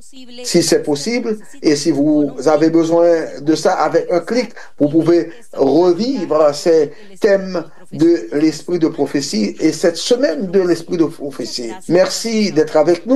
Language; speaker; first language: French; non-native, fluent; Spanish